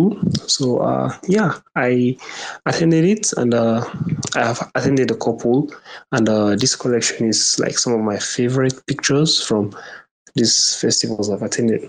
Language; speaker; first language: English; non-native, local second language; Hausa